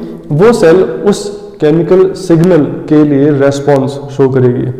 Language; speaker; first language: Hindi; native; Hindi